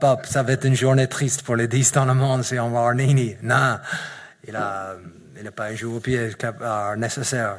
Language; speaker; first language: French; non-native, fluent; English